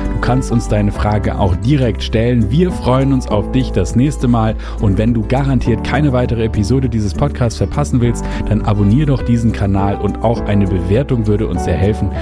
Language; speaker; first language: German; native; German